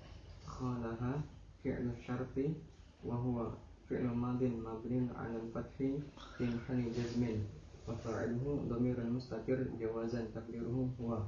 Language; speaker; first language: Arabic; non-native, learner; Indonesian